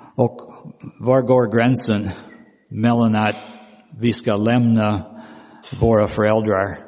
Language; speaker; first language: Swedish; non-native, fluent; English